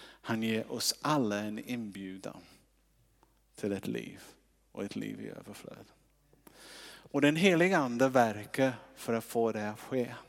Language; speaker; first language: Swedish; non-native, fluent; English